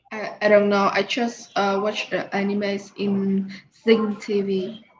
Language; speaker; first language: English; non-native, learner; Vietnamese